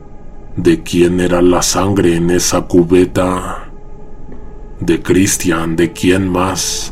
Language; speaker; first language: Spanish; native; Spanish